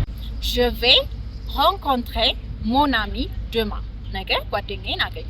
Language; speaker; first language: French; non-native, fluent; Amharic